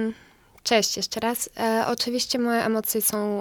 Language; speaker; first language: Polish; non-native, fluent; Ukrainian